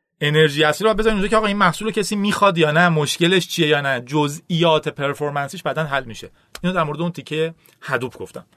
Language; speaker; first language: Persian; native; Persian